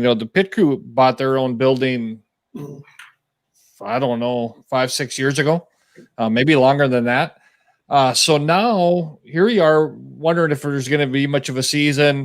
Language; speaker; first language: English; native; English